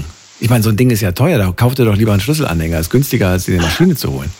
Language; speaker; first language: German; native; German